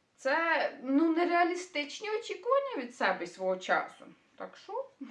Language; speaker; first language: Ukrainian; native; Ukrainian